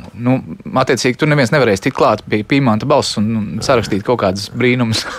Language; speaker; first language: Latvian; native; Latvian